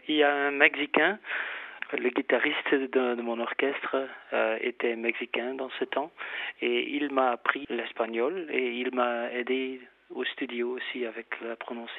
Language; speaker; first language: French; non-native, fluent; Dutch